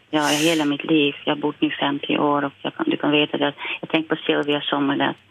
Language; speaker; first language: Swedish; non-native, fluent; Dutch